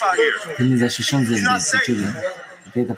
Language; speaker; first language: Russian; non-native, local second language; Avaric